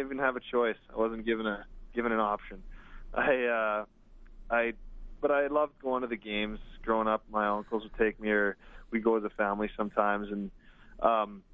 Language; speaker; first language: English; native; English